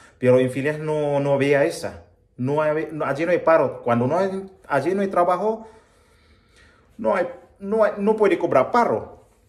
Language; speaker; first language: Spanish; non-native, learner; Filipino